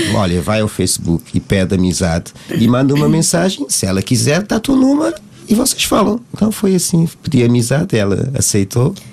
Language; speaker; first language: Portuguese; non-native, local second language; Kabuverdianu